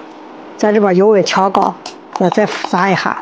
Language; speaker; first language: Chinese; native; Chinese